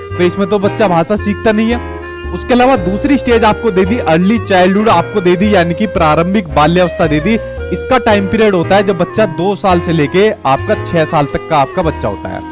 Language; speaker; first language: Hindi; native; Hindi